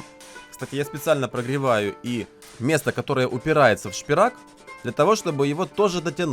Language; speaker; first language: Russian; native; Russian